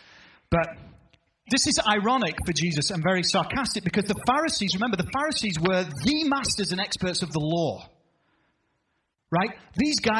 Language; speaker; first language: English; native; English